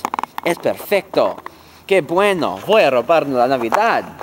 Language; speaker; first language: Spanish; non-native, learner; English